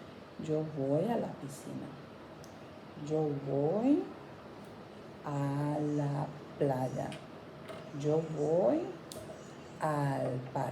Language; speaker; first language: Spanish; non-native, fluent; English